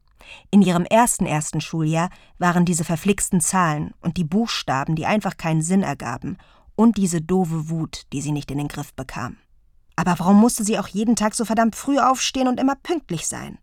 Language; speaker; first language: German; native; German